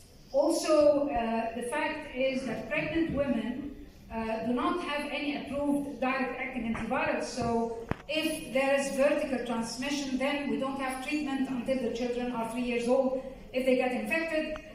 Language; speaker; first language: English; non-native, local second language; Arabic